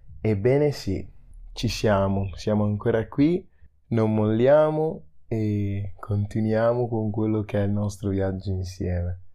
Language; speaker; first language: Italian; early bilingual, other home language; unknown